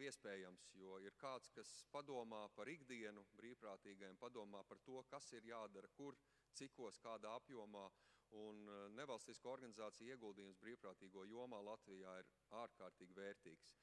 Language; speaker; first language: Latvian; native; Latvian